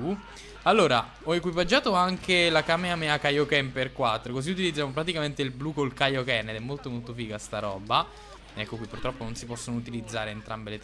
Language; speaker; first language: Italian; native; Italian